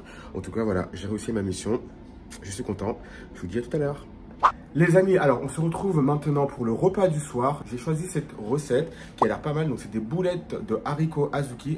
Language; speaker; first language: French; native; French